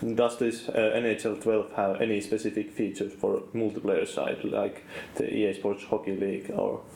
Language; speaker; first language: English; non-native, fluent; Finnish